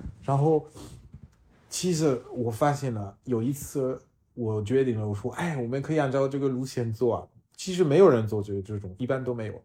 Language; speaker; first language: Chinese; non-native, fluent; French